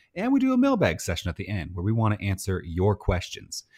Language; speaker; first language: English; native; English